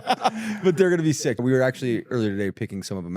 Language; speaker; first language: English; native; English